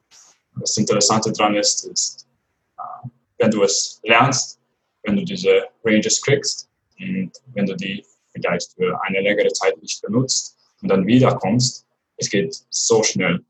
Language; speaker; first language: German; non-native, fluent; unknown